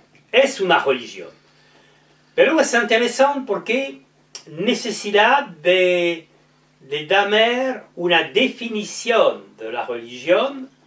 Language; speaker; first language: Spanish; non-native, learner; French